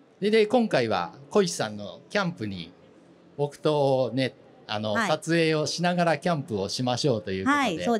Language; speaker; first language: Japanese; native; Japanese